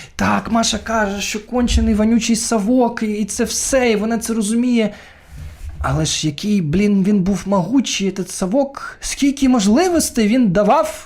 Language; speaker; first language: Ukrainian; non-native, local second language; Russian